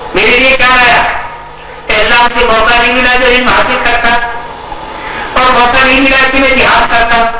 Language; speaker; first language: Urdu; non-native, local second language; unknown